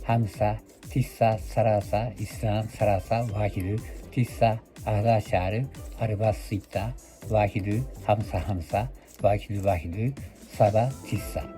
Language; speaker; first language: Arabic; non-native, learner; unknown